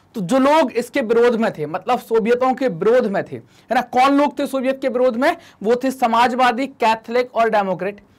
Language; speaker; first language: Hindi; native; Hindi